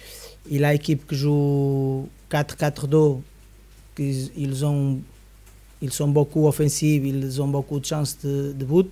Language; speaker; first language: French; non-native, fluent; Spanish